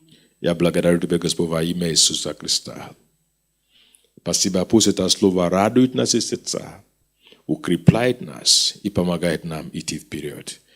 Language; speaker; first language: Russian; non-native, fluent; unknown